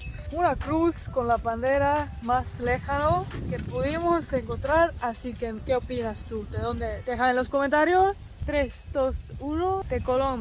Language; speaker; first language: Spanish; non-native, fluent; Estonian